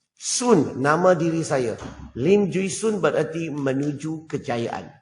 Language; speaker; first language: Malay; non-native, local second language; Chinese